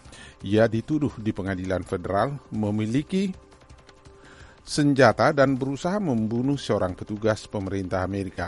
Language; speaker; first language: Indonesian; native; Indonesian